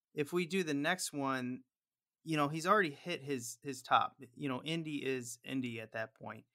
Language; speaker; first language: English; native; English